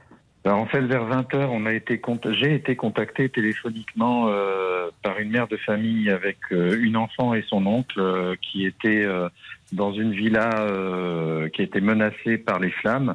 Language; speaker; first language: French; native; French